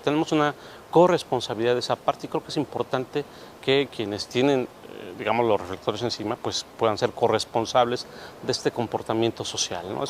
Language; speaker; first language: Spanish; native; Spanish